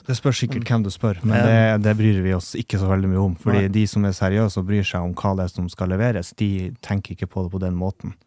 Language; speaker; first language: Norwegian; native; Norwegian